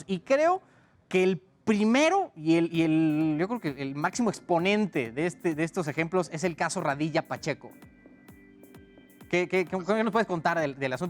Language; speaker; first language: Spanish; native; Spanish